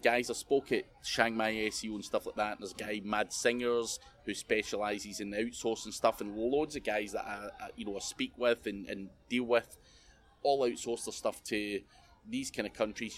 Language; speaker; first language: English; native; English